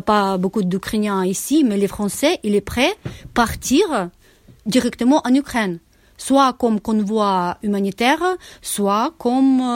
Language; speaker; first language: French; non-native, learner; Ukrainian